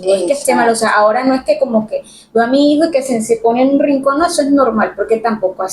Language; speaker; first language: Spanish; native; Spanish